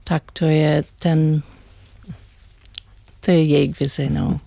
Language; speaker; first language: Czech; non-native, learner; English